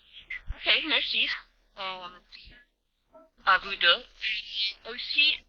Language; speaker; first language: French; non-native, learner; English